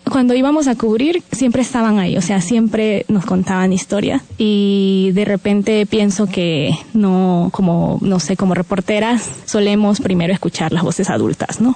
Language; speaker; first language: Spanish; native; Spanish